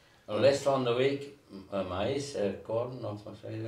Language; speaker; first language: English; non-native, learner; Dutch